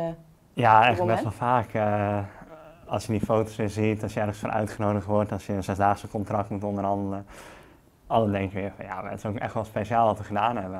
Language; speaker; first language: Dutch; native; Dutch